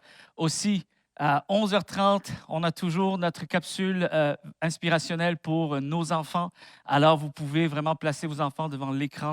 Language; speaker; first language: French; native; French